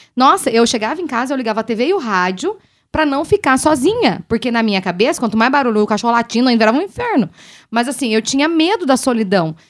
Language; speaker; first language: Portuguese; native; Portuguese